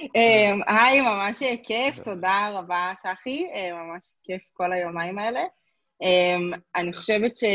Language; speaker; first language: Hebrew; native; Hebrew